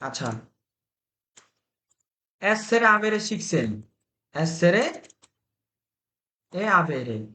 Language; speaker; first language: Italian; non-native, fluent; Bangla